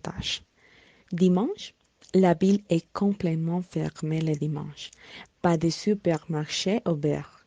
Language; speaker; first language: French; non-native, learner; Spanish